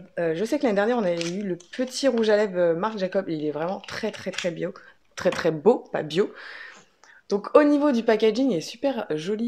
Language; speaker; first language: French; native; French